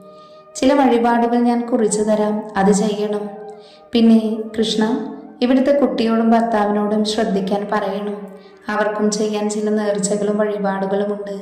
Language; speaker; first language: Malayalam; native; Malayalam